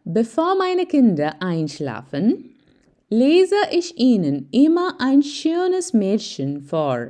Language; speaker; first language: German; non-native, fluent; Malayalam